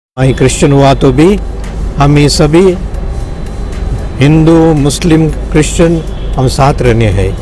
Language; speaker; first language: Hindi; non-native, local second language; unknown